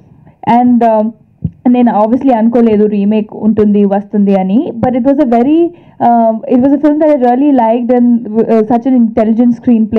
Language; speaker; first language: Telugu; non-native, fluent; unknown